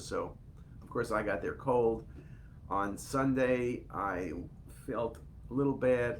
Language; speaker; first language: English; native; English